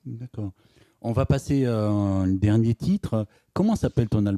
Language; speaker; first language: French; native; French